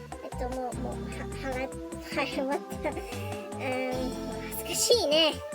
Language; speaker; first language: Japanese; non-native, learner; English